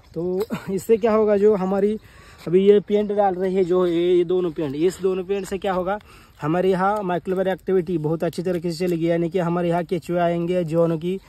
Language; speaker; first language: Hindi; non-native, local second language; Marathi